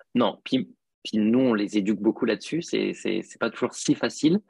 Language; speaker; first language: French; native; French